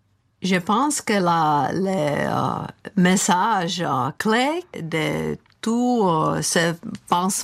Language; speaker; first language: French; non-native, fluent; Czech